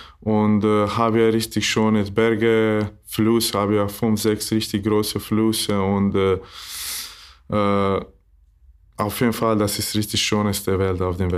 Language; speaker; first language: German; non-native, learner; Bosnian